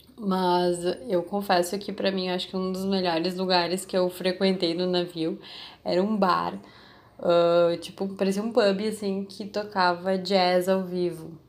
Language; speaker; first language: Portuguese; native; Portuguese